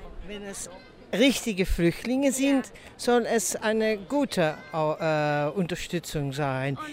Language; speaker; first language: German; non-native, fluent; Dutch